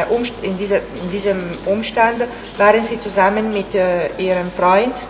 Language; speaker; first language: German; non-native, fluent; Italian